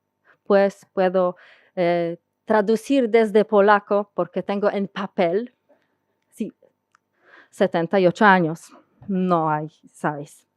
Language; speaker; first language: Spanish; non-native, learner; Polish